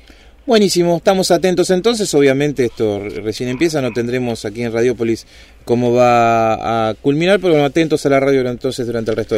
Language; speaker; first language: Spanish; native; Spanish